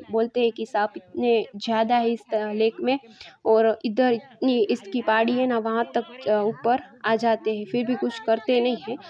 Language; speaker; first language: Hindi; non-native, local second language; Gujarati